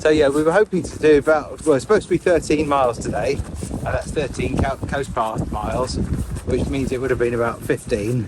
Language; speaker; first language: English; native; English